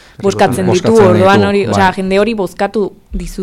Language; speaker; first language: Basque; non-native, local second language; Spanish